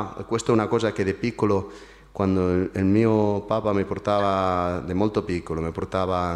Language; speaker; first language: Italian; non-native, fluent; Spanish